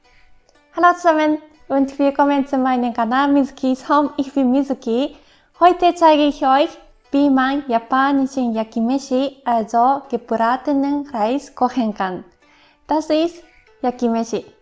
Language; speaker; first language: German; non-native, learner; Japanese